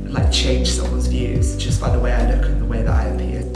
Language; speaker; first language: English; native; English